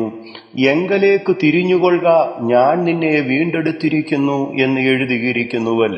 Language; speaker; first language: Malayalam; native; Malayalam